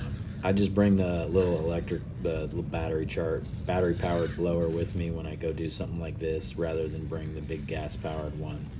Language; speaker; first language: English; native; English